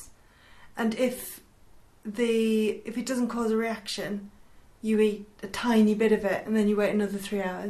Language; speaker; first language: English; native; English